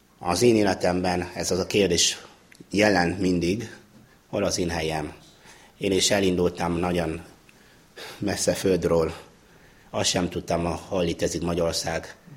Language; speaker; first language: Hungarian; non-native, fluent; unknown